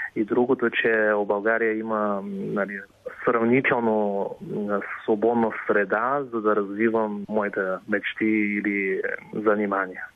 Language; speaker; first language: Bulgarian; non-native, fluent; Chinese